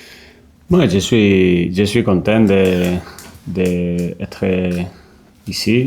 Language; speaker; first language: French; non-native, learner; Spanish